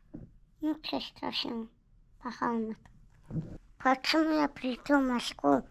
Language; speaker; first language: Russian; non-native, local second language; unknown